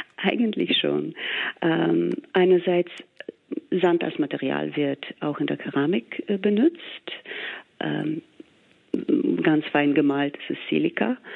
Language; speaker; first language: German; non-native, fluent; English